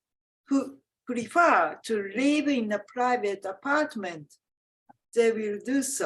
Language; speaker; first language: English; non-native, fluent; Japanese